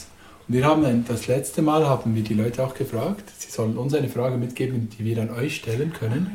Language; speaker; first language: German; native; German